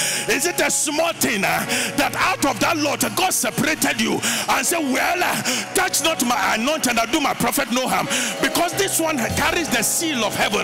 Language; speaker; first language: English; non-native, local second language; Akan